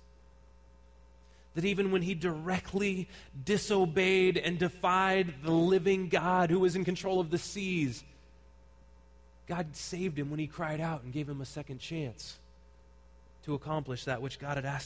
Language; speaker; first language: English; native; English